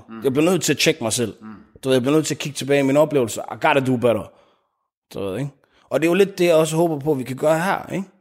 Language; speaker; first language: Danish; early bilingual, other home language; Arabic